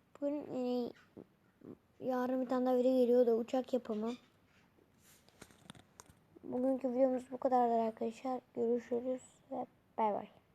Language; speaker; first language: Turkish; native; Turkish